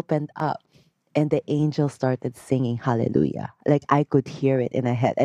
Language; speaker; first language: English; non-native, local second language; Filipino